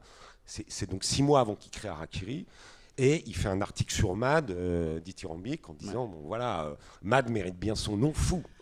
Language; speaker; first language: French; native; French